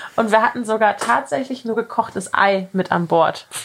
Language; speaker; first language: German; native; German